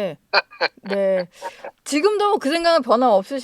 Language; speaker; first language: Korean; native; Korean